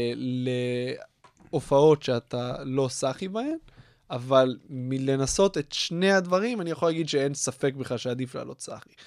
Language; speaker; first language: Hebrew; native; Hebrew